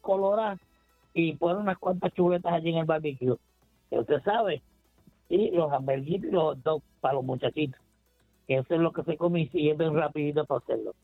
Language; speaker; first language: Spanish; native; Spanish